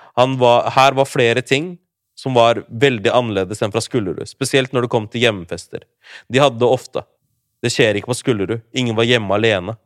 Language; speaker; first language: Norwegian; early bilingual, other home language; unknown